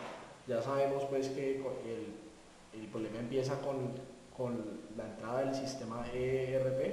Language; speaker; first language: Spanish; native; Spanish